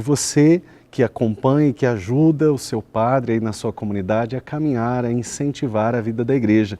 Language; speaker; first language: Portuguese; native; Portuguese